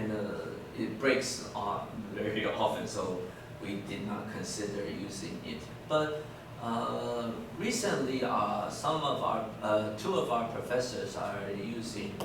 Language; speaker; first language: English; non-native, fluent; Chinese